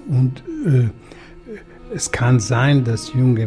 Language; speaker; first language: German; non-native, fluent; Russian